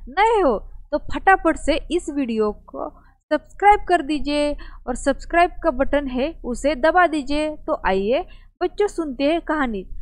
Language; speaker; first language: Hindi; non-native, local second language; Marathi